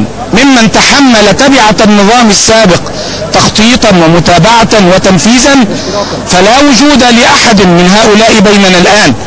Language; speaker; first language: Arabic; native; Arabic